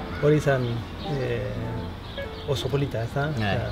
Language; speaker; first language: Basque; non-native, learner; Spanish